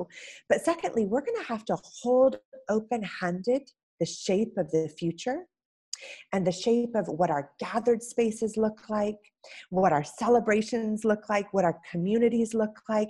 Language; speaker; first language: English; native; English